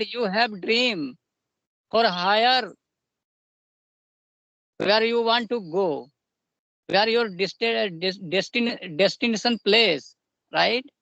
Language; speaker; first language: English; non-native, learner; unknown